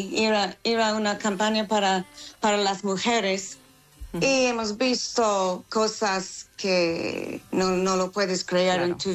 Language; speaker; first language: Spanish; non-native, fluent; English